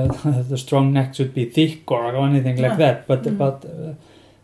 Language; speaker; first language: English; non-native, fluent; Icelandic